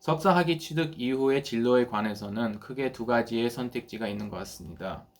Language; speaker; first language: Korean; early bilingual, heritage; Korean